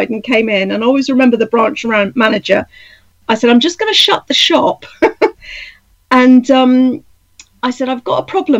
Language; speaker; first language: English; native; English